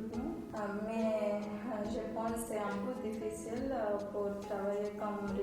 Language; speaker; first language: French; non-native, learner; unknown